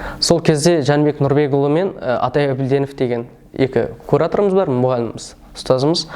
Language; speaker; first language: Kazakh; early bilingual, heritage; Kazakh